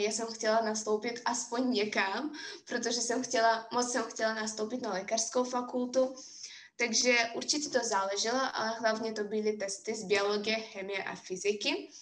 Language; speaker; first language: Czech; non-native, fluent; Russian